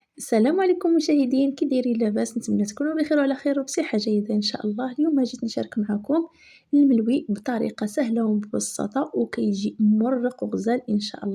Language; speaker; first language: Arabic; native; Arabic